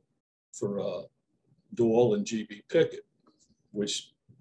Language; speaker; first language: English; native; English